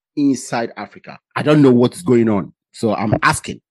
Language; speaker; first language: English; non-native, local second language; Igbo